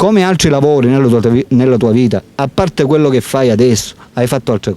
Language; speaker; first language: Italian; native; Italian